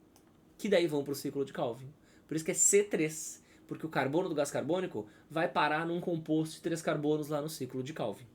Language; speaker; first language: Portuguese; native; Portuguese